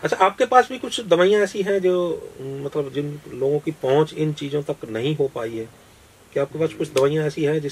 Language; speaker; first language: Hindi; non-native, local second language; Punjabi